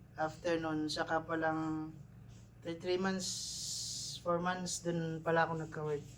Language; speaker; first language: Filipino; non-native, local second language; Iloko